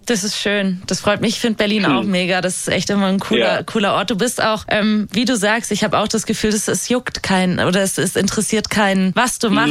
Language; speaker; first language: German; native; German